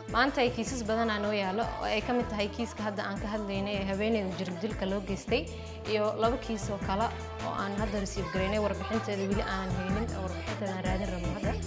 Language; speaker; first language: Somali; native; Somali